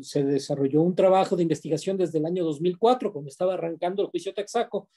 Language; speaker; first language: Spanish; native; Spanish